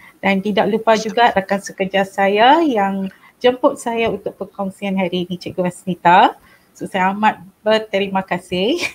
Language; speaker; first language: Malay; non-native, local second language; Tamil